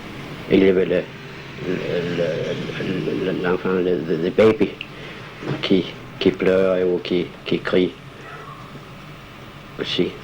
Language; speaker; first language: French; non-native, fluent; Danish